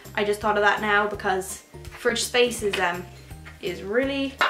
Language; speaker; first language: English; native; English